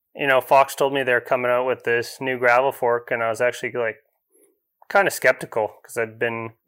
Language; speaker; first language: English; native; English